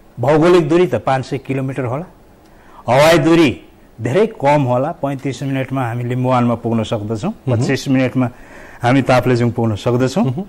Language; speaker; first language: Nepali; native; Nepali